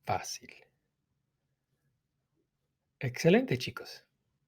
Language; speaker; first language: Spanish; non-native, fluent; English